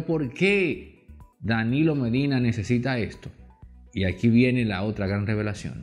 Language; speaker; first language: Spanish; native; Spanish